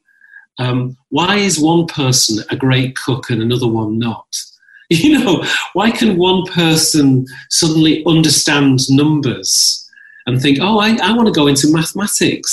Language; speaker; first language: English; native; English